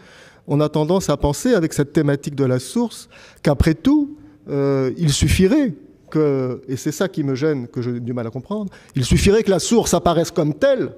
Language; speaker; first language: French; native; French